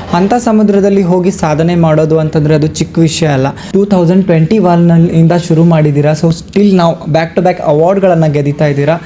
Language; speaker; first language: Kannada; native; Kannada